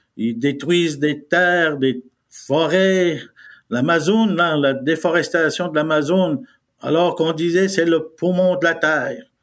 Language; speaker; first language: French; non-native, fluent; Innu-aimun